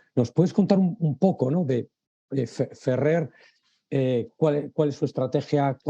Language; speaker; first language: Spanish; native; Spanish